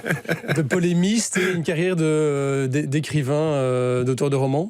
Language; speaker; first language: French; native; French